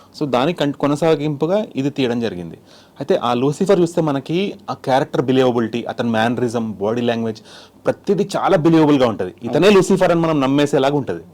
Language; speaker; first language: Telugu; native; Telugu